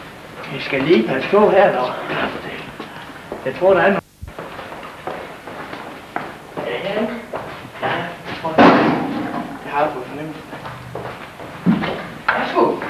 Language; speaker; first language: Danish; native; Danish